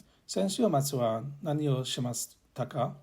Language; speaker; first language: Japanese; non-native, learner; English